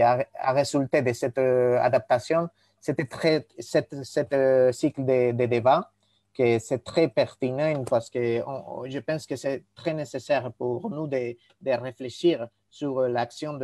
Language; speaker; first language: French; non-native, fluent; Spanish